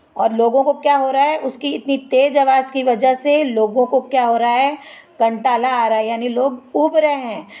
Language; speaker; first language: Hindi; non-native, local second language; Marathi